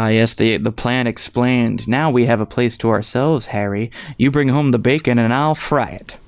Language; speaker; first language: English; native; English